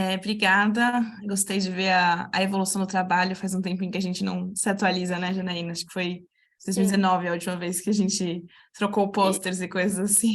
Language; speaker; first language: Portuguese; native; Portuguese